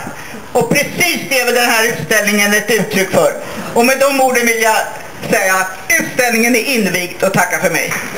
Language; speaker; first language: Swedish; native; Swedish